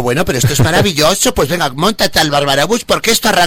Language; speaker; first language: Spanish; native; Spanish